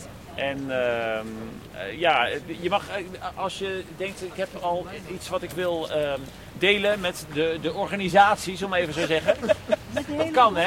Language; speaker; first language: Dutch; native; Dutch